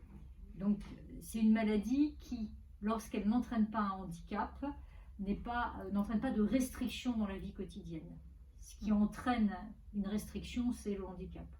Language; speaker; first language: French; native; French